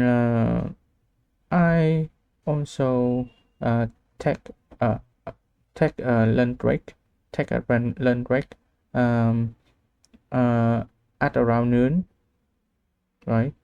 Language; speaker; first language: English; non-native, learner; Vietnamese